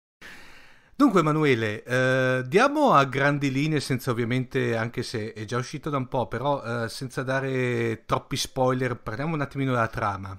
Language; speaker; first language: Italian; native; Italian